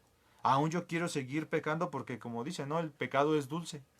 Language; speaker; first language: Spanish; native; Spanish